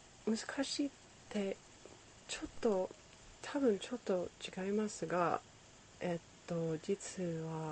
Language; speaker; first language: Japanese; non-native, learner; English